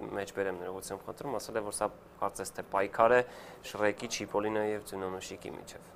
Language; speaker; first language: Armenian; native; Armenian